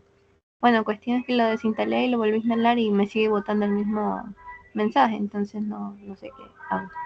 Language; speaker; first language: Spanish; native; Spanish